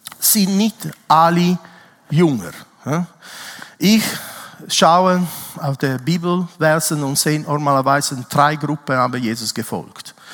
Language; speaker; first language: German; non-native, fluent; Italian